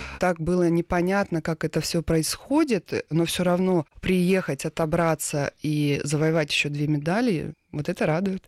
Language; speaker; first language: Russian; native; Russian